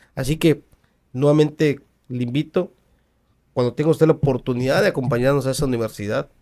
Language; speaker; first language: Spanish; native; Spanish